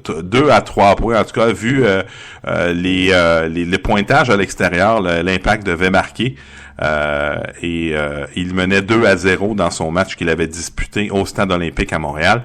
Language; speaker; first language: French; native; French